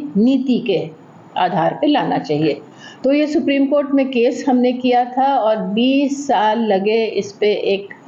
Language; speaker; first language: Hindi; native; Hindi